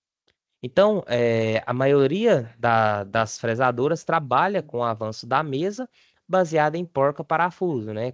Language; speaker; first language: Portuguese; native; Portuguese